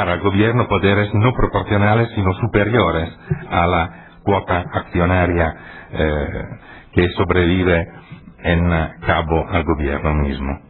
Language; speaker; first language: Spanish; non-native, fluent; Italian